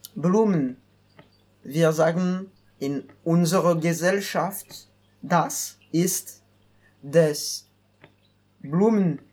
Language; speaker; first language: German; non-native, learner; French